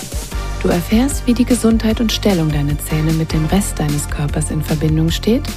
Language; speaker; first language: German; native; German